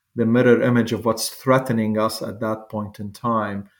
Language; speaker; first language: English; non-native, fluent; Arabic